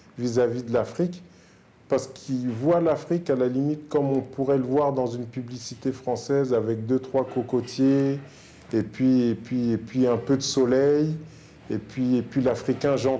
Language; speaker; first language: French; native; French